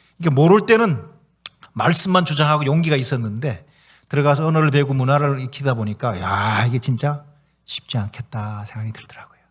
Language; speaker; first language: Korean; native; Korean